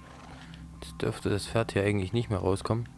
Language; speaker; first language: German; native; German